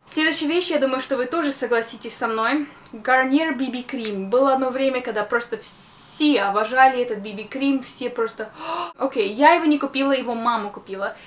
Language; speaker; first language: Russian; early bilingual, heritage; Russian